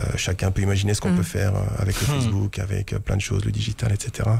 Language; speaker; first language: French; non-native, fluent; Romanian